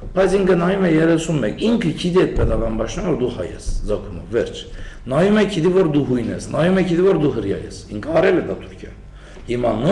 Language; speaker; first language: Armenian; early bilingual, heritage; Armenian